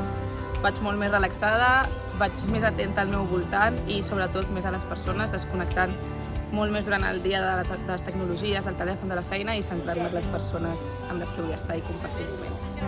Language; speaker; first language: Catalan; non-native, local second language; Spanish